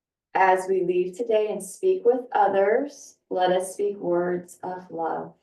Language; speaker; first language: English; native; English